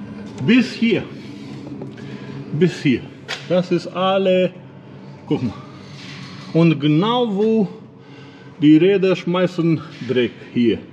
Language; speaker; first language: German; non-native, learner; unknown